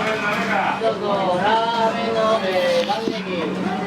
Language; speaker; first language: Japanese; native; Japanese